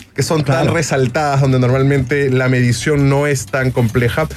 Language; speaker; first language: Spanish; native; Spanish